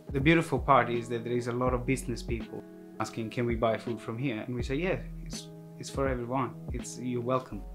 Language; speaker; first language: English; non-native, fluent; Italian